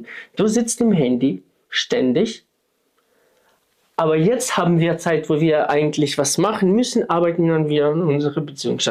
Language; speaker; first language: German; non-native, fluent; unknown